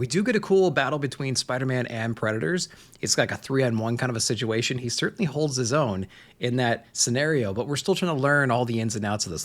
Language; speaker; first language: English; native; English